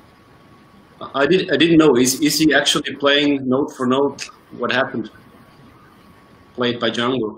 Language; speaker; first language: English; non-native, fluent; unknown